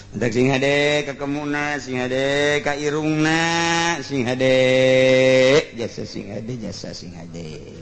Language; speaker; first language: Sundanese; native; Sundanese